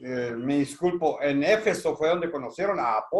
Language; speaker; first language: Spanish; native; Spanish